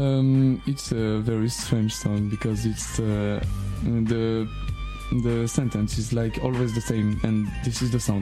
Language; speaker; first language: English; non-native, learner; French